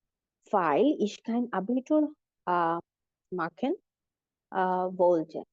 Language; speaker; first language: German; non-native, fluent; Bangla